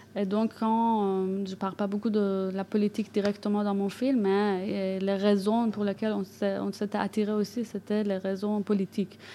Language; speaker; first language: French; non-native, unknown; Persian